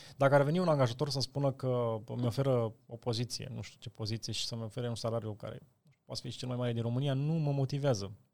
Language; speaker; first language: Romanian; native; Romanian